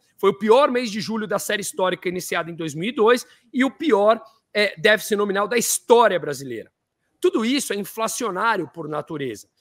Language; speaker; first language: Portuguese; native; Portuguese